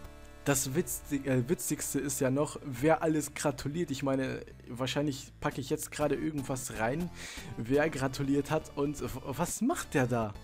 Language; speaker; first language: German; native; German